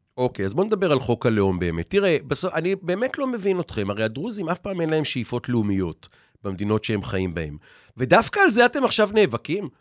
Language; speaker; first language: Hebrew; native; Hebrew